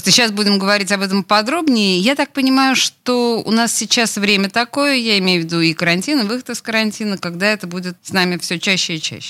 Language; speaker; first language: Russian; native; Russian